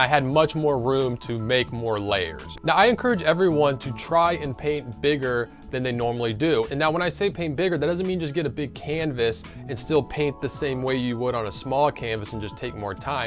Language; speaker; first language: English; native; English